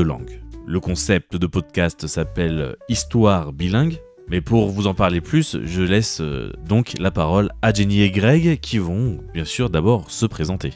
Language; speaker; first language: French; native; French